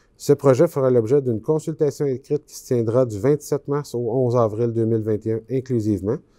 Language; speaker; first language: French; native; French